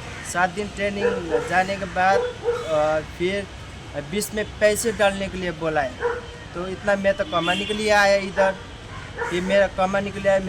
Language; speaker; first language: Hindi; non-native, local second language; Nepali